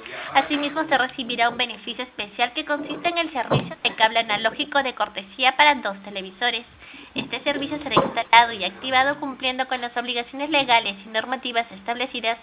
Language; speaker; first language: Spanish; native; Spanish